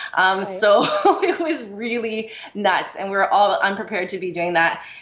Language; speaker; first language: English; native; English